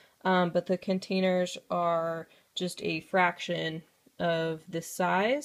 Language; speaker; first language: English; native; English